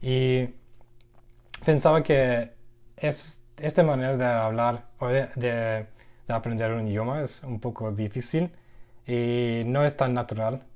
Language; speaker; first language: Spanish; non-native, learner; English